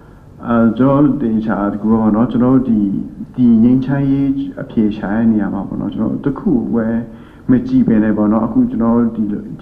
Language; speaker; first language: Burmese; non-native, local second language; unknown